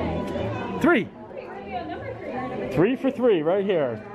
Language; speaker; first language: English; native; English